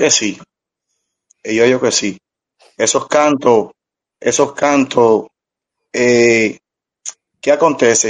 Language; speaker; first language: Portuguese; non-native, learner; Spanish